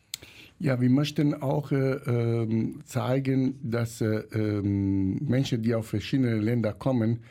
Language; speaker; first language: German; non-native, fluent; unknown